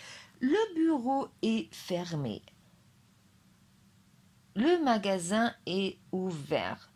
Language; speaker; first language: French; non-native, fluent; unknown